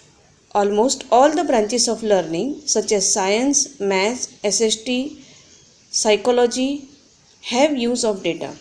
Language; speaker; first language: English; non-native, local second language; Gujarati